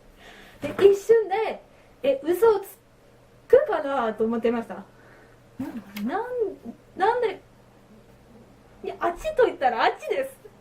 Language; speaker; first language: Japanese; non-native, learner; French